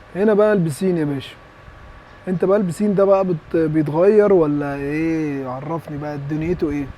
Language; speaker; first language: Egyptian Arabic; native; Egyptian Arabic